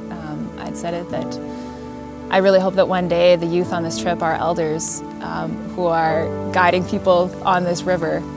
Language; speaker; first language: English; native; English